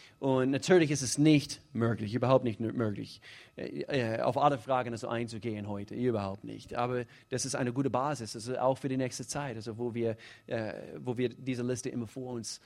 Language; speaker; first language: German; non-native, fluent; English